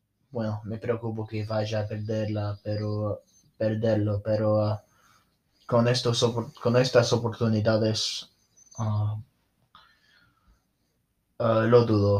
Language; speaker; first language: Spanish; non-native, fluent; English